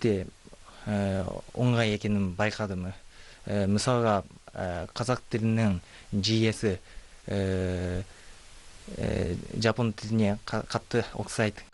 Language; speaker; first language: Kazakh; non-native, learner; Japanese